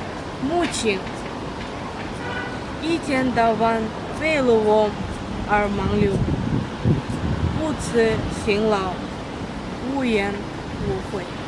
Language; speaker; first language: Chinese; non-native, fluent; Kyrgyz